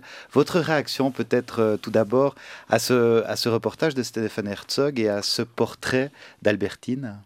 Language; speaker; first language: French; native; French